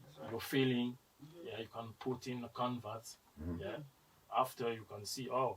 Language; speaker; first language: English; non-native, learner; French